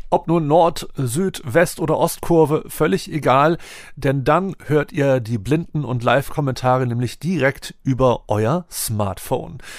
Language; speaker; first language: German; native; German